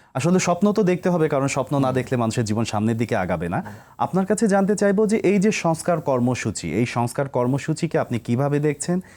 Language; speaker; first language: Bangla; native; Bangla